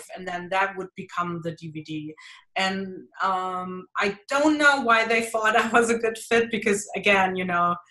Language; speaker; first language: English; non-native, fluent; German